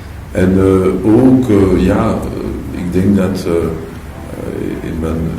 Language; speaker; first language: Dutch; non-native, local second language; French